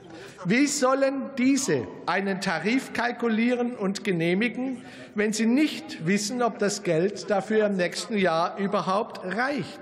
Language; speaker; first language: German; native; German